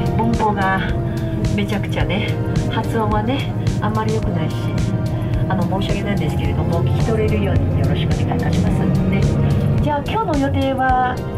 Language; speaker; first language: Japanese; non-native, learner; Chinese